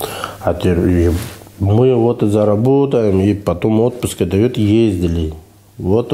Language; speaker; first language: Russian; non-native, learner; Uzbek